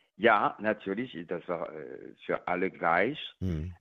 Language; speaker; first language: German; non-native, learner; French